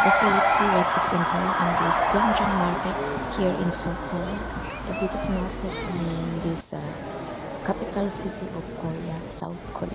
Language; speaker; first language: English; non-native, local second language; Filipino